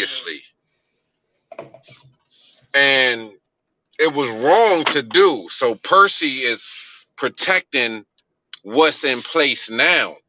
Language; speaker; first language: English; native; English